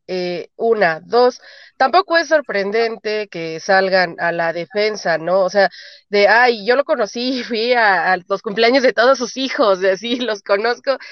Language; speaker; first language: Spanish; native; Spanish